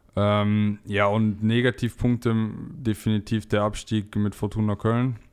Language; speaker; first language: German; native; German